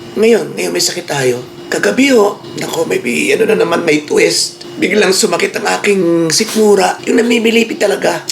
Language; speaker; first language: Filipino; native; Filipino